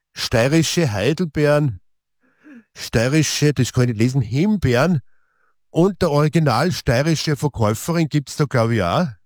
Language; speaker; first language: German; native; German